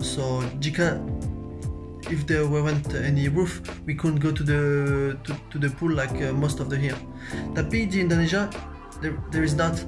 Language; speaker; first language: English; non-native, learner; French